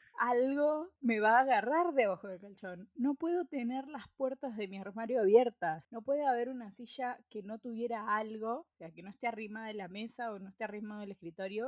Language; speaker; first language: Spanish; native; Spanish